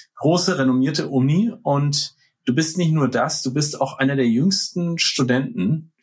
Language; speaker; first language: German; native; German